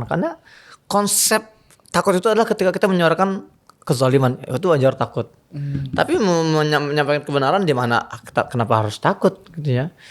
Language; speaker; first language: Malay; non-native, fluent; Arabic